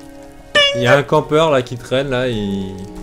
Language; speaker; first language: French; native; French